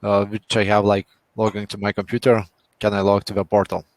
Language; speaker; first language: English; non-native, fluent; Lithuanian